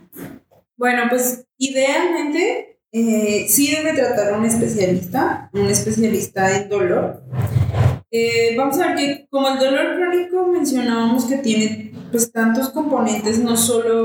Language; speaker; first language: Spanish; native; Spanish